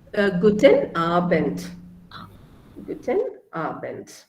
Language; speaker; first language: German; non-native, fluent; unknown